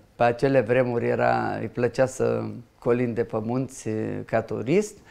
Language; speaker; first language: Romanian; non-native, local second language; Ukrainian